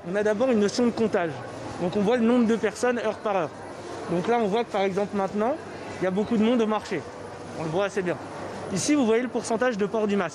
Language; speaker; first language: French; native; French